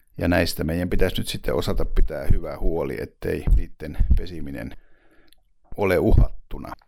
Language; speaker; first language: Finnish; native; Finnish